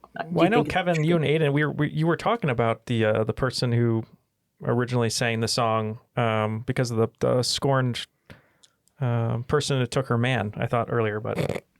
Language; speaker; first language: English; native; English